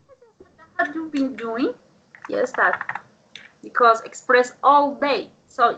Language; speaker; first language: English; non-native, learner; Spanish